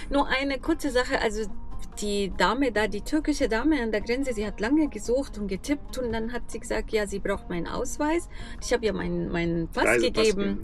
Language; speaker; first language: German; non-native, fluent; Arabic